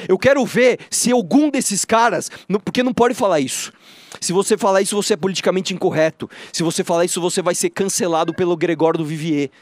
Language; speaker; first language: Portuguese; native; Portuguese